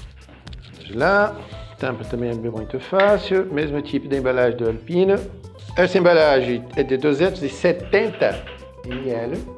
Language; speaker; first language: Portuguese; non-native, fluent; French